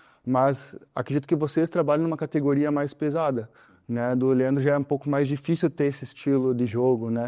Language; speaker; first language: Portuguese; native; Portuguese